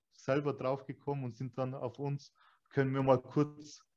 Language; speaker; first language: German; early bilingual, other home language; Turkish